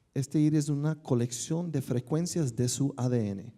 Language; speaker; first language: Spanish; native; Spanish